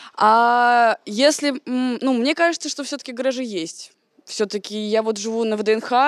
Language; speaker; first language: Russian; native; Russian